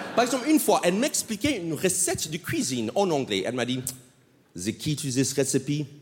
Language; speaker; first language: French; non-native, fluent; English